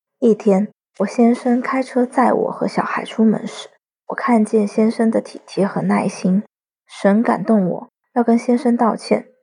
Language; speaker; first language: Chinese; native; Chinese